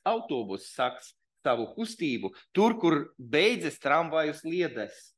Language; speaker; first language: Latvian; non-native, local second language; Russian